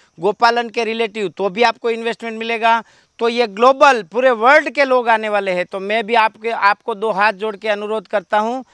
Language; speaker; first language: Hindi; non-native, local second language; Gujarati